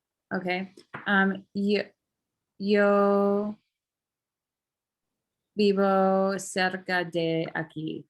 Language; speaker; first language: Spanish; non-native, learner; English